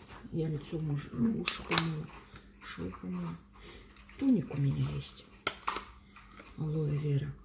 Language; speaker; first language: Russian; native; Russian